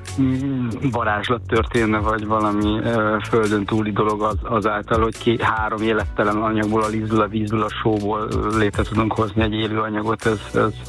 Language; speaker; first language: Hungarian; native; Hungarian